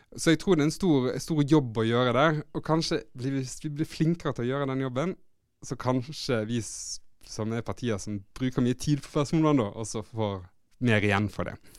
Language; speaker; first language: Norwegian; native; Norwegian